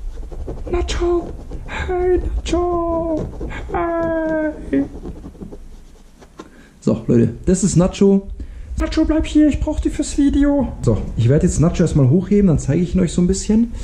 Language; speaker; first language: German; native; German